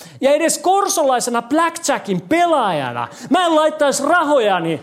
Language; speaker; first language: Finnish; non-native, fluent; English